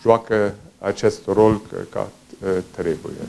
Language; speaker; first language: Romanian; non-native, fluent; German